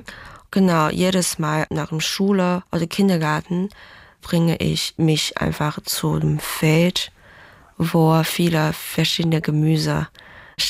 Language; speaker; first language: German; non-native, fluent; Chinese